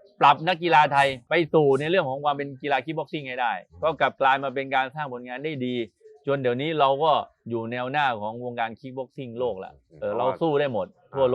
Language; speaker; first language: Thai; native; Thai